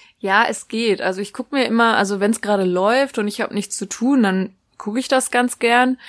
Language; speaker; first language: German; native; German